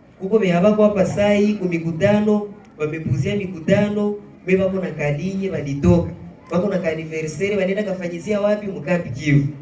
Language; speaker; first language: Swahili; native; Swahili